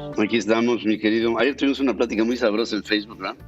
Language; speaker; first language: Spanish; native; Spanish